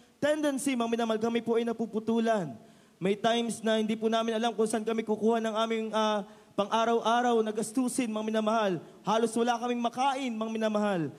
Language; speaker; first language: Filipino; native; Filipino